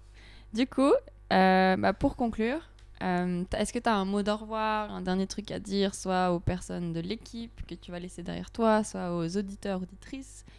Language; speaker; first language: French; native; French